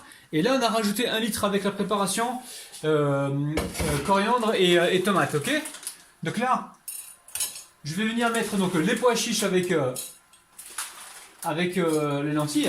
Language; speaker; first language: French; native; French